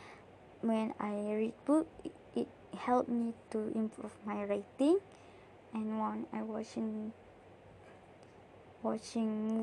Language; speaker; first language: English; non-native, learner; Malay